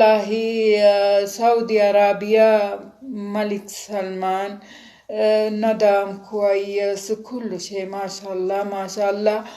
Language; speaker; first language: Arabic; non-native, learner; Sinhala